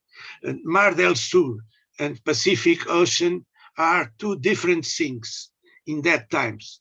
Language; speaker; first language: English; non-native, learner; Portuguese